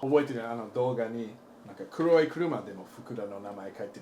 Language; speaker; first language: Japanese; non-native, learner; English